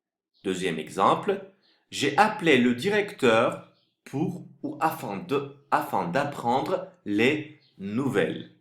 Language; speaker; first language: French; non-native, fluent; Turkish